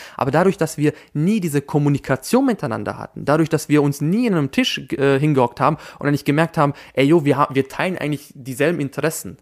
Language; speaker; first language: German; early bilingual, other home language; Albanian